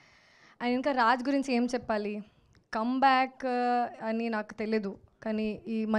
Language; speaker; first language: Telugu; non-native, fluent; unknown